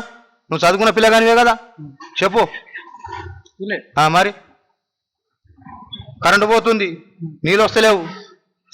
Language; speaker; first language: Telugu; native; Telugu